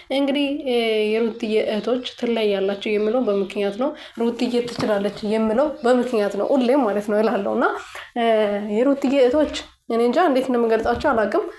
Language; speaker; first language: Amharic; non-native, local second language; Oromo